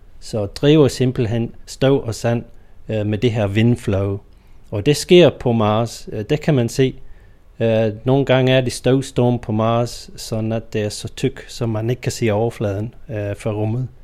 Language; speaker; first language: Danish; non-native, fluent; English